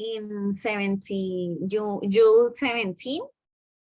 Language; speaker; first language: English; non-native, learner; Spanish